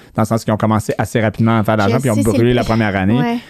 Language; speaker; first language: French; non-native, fluent; English